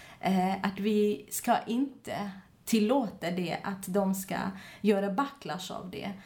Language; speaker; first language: Swedish; non-native, fluent; Kurdish